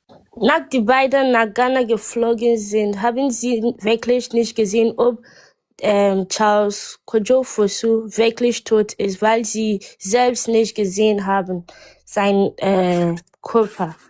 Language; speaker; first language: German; non-native, learner; Akan